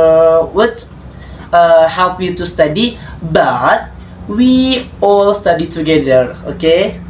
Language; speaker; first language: English; non-native, learner; Indonesian